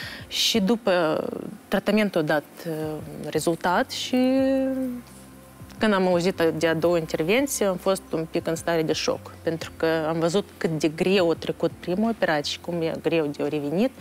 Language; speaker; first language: Romanian; non-native, local second language; Russian